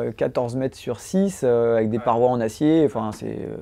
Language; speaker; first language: French; native; French